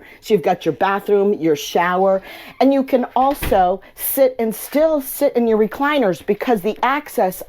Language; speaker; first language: English; native; English